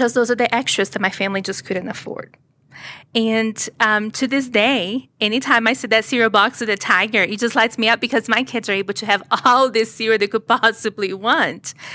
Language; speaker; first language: English; non-native, fluent; Portuguese